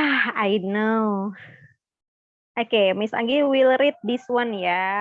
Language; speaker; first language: English; non-native, fluent; Indonesian